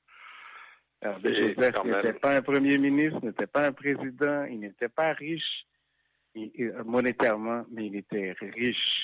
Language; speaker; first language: French; non-native, local second language; Haitian Creole